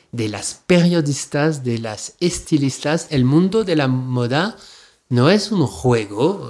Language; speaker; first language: Spanish; non-native, fluent; French